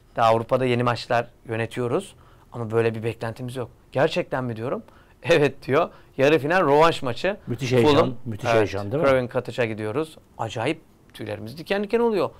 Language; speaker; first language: Turkish; native; Turkish